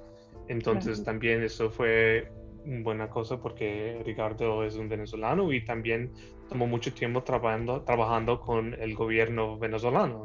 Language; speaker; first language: Spanish; early bilingual, heritage; Spanish